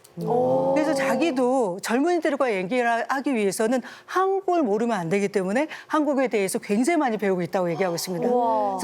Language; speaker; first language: Korean; native; Korean